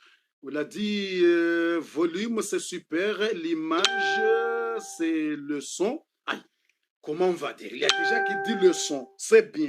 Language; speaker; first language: French; non-native, learner; Comorian